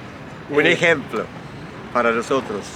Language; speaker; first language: Spanish; non-native, fluent; English